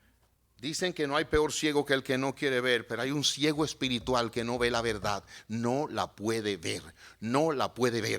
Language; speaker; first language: Spanish; native; Spanish